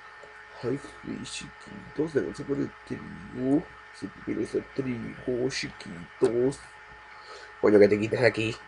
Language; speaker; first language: Spanish; native; Spanish